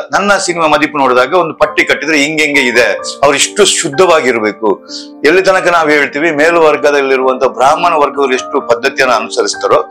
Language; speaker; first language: Kannada; non-native, local second language; Tulu